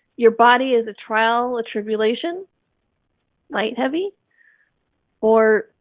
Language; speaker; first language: English; native; English